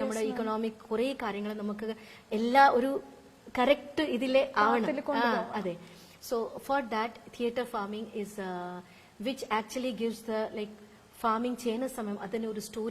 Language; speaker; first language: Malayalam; non-native, local second language; Bangla